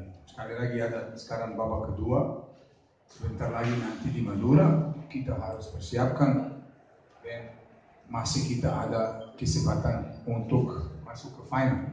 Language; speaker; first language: Indonesian; non-native, fluent; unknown